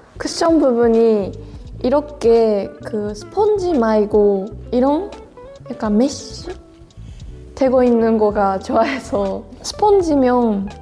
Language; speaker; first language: Korean; non-native, fluent; Japanese